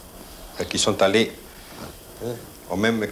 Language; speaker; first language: French; non-native, fluent; Spanish